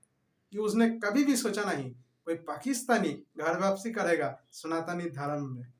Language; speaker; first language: Hindi; non-native, local second language; Bangla